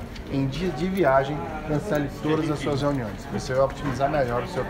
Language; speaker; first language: Portuguese; native; Portuguese